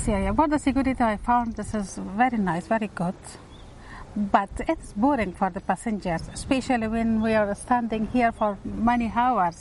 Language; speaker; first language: English; non-native, learner; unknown